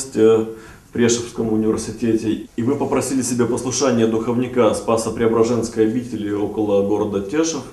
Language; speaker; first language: Russian; native; Russian